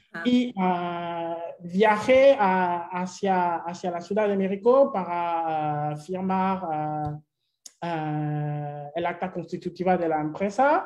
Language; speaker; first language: Spanish; non-native, fluent; French